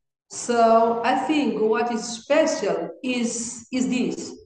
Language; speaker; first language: English; non-native, learner; Kabuverdianu